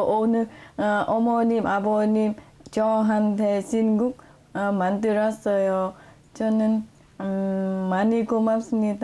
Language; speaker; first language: Korean; non-native, learner; Vietnamese